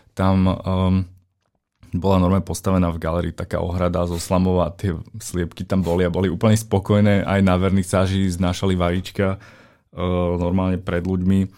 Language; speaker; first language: Slovak; native; Slovak